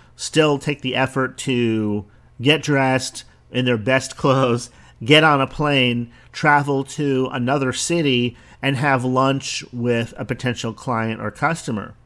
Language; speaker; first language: English; early bilingual, other home language; Italian